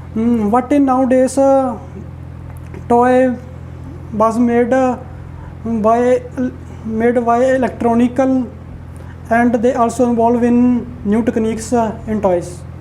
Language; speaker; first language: English; non-native, learner; Punjabi